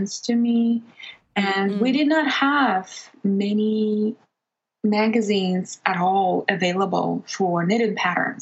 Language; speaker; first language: English; non-native, fluent; Russian